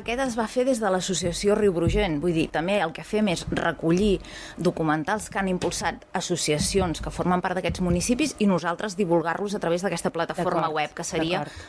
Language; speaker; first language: Catalan; native; Catalan